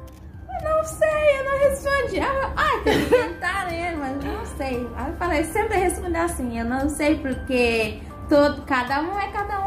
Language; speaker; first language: Portuguese; non-native, fluent; Haitian Creole